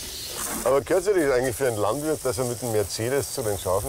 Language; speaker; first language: German; native; German